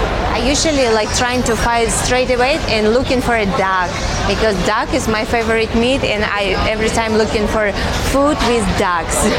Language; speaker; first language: English; non-native, fluent; Chinese